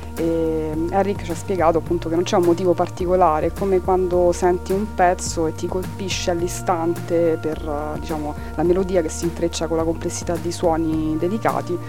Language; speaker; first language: Italian; native; Italian